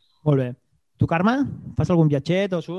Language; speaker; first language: Catalan; native; Catalan